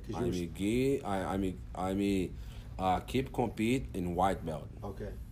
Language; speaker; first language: English; non-native, learner; Portuguese